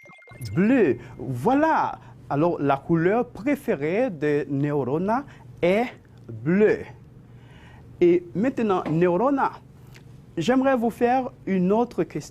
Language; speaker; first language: French; non-native, fluent; Spanish